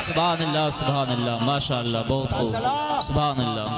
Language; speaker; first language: Hindi; native; Hindi